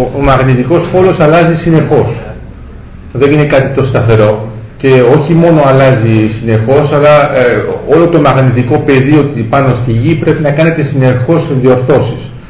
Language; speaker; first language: Greek; early bilingual, heritage; Greek